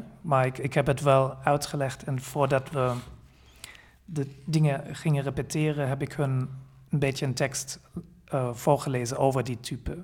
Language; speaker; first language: Dutch; non-native, fluent; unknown